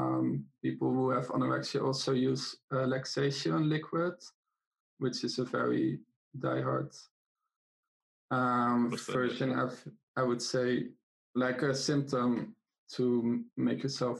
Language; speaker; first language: English; non-native, fluent; Dutch